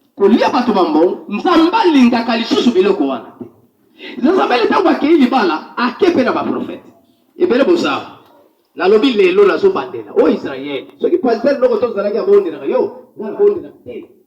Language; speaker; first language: Lingala; native; Lingala